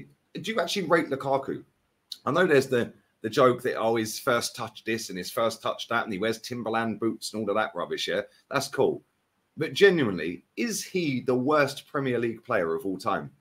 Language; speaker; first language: English; native; English